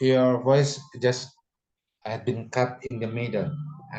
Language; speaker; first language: English; non-native, fluent; Indonesian